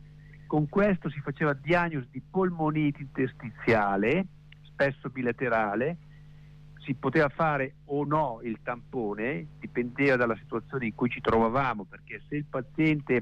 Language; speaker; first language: Italian; native; Italian